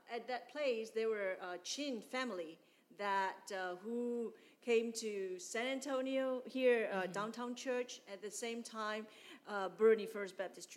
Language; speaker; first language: English; non-native, fluent; Burmese